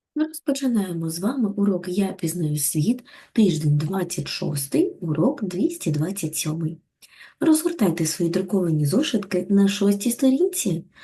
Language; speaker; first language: Ukrainian; native; Ukrainian